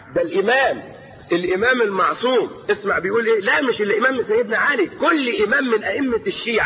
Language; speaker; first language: Arabic; native; Arabic